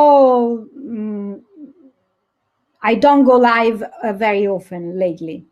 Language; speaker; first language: English; non-native, fluent; Italian